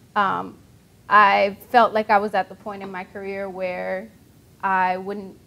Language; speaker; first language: English; native; English